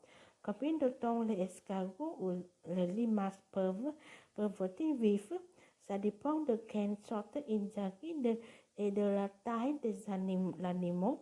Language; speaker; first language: French; non-native, learner; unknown